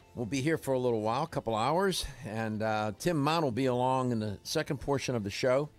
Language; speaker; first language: English; native; English